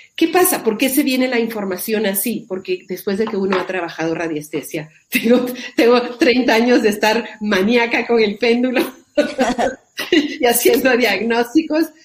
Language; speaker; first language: Spanish; native; Spanish